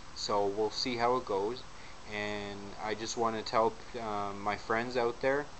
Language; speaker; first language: English; native; English